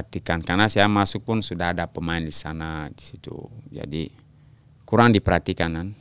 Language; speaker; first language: Indonesian; non-native, local second language; French